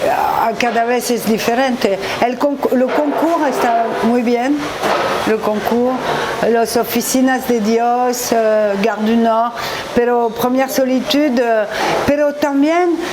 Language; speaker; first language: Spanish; non-native, learner; French